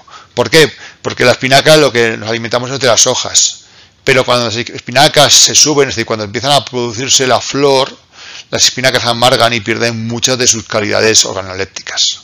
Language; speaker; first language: Spanish; native; Spanish